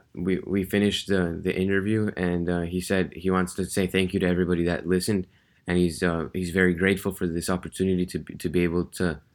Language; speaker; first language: English; early bilingual, other home language; Russian